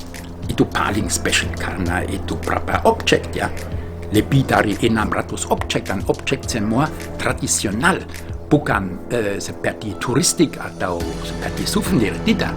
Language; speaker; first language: Indonesian; non-native, fluent; German